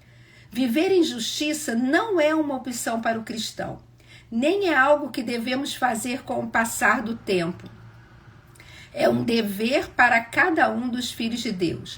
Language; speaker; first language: Portuguese; native; Portuguese